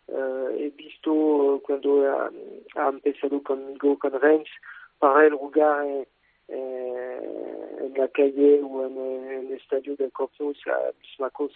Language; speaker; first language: Spanish; non-native, fluent; French